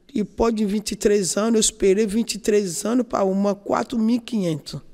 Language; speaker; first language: Portuguese; non-native, fluent; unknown